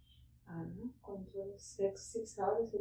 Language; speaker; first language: English; non-native, learner; Spanish